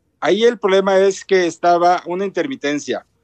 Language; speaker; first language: Spanish; native; Spanish